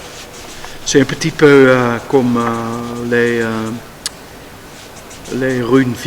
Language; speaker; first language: French; non-native, learner; Dutch